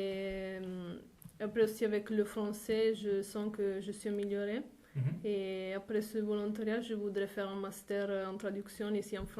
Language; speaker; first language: French; non-native, fluent; Italian